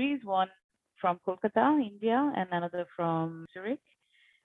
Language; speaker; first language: English; non-native, local second language; Bangla